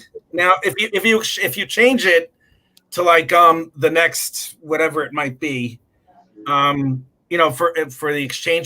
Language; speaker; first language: English; native; English